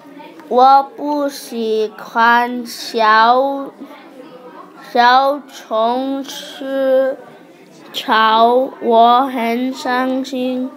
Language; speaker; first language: Chinese; non-native, learner; English